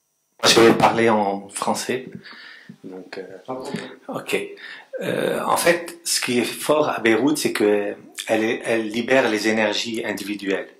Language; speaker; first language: French; non-native, local second language; Arabic